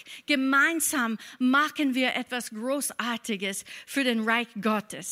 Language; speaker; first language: German; non-native, fluent; English